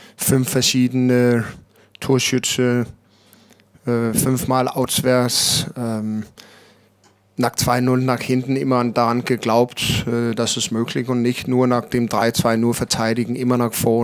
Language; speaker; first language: German; non-native, learner; Danish